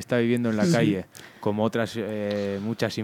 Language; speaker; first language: Spanish; native; Spanish